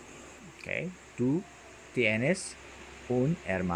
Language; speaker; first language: Spanish; non-native, learner; English